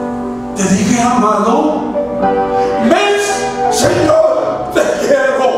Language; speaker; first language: Spanish; native; Spanish